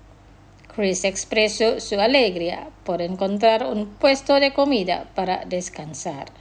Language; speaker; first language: Spanish; non-native, fluent; Indonesian